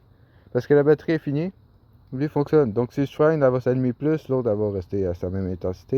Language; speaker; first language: French; native; French